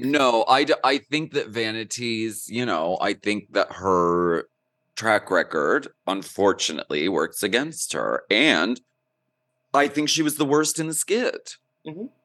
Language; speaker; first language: English; native; English